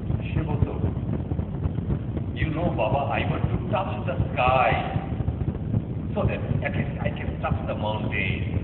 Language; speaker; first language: English; non-native, local second language; Bangla